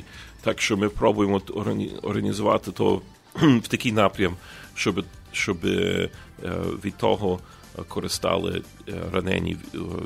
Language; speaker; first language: Ukrainian; early bilingual, heritage; Ukrainian